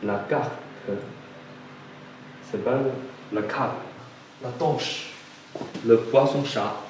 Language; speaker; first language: French; non-native, learner; Chinese